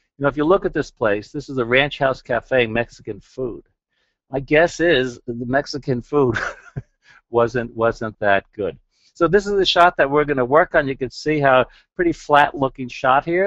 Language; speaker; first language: English; native; English